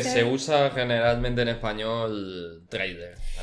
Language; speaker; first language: Spanish; native; Spanish